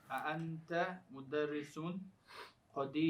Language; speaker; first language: Arabic; non-native, learner; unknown